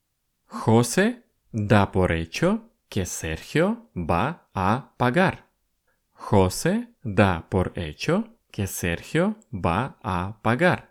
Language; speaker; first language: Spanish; non-native, fluent; Russian